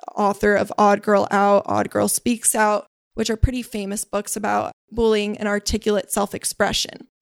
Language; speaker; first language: English; native; English